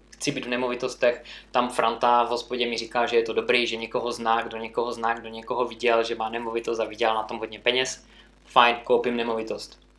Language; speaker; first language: Czech; native; Czech